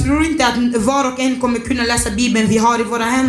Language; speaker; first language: Swedish; non-native, learner; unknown